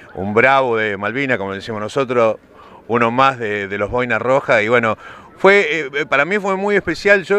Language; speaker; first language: Spanish; native; Spanish